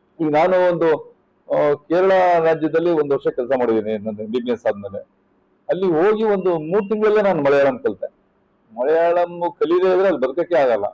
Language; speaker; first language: Kannada; native; Kannada